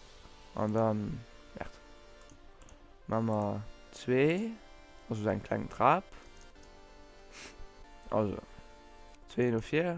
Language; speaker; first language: German; non-native, local second language; Luxembourgish